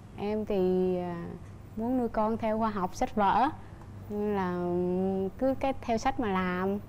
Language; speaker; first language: Vietnamese; native; Vietnamese